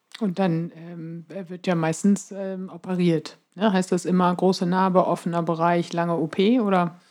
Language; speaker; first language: German; native; German